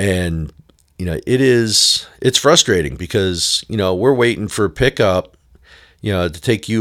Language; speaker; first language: English; native; English